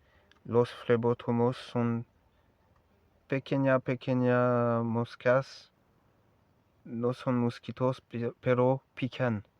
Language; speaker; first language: Spanish; non-native, learner; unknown